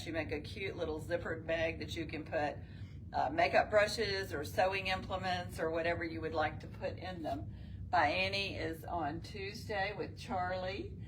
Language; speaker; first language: English; native; English